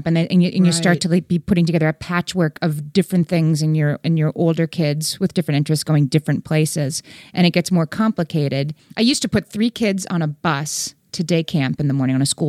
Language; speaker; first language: English; native; English